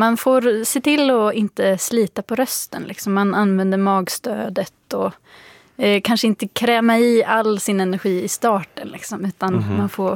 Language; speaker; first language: Swedish; native; Swedish